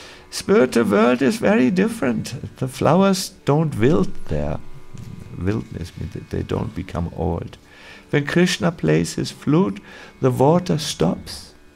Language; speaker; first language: English; non-native, fluent; German